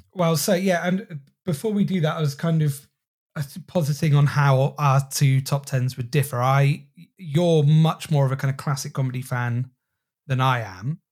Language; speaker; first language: English; native; English